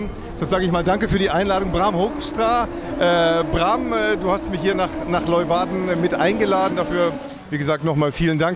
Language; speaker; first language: German; native; German